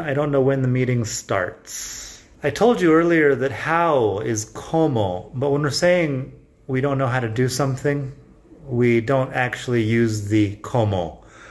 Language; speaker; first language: English; native; English